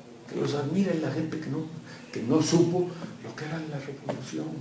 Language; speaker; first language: Spanish; native; Spanish